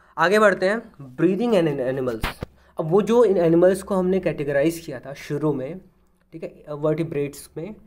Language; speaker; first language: Hindi; native; Hindi